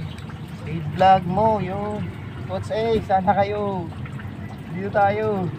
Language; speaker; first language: Filipino; native; Filipino